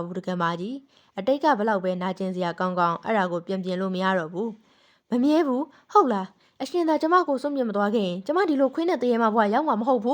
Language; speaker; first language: Burmese; native; Burmese